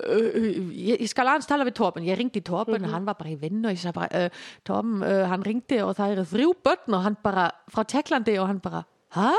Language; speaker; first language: Icelandic; non-native, fluent; German